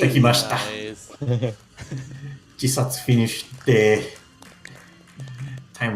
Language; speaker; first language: Japanese; non-native, learner; English